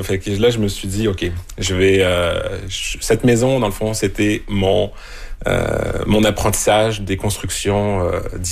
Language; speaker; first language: French; native; French